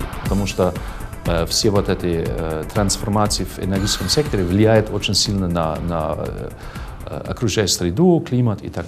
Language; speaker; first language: Russian; non-native, fluent; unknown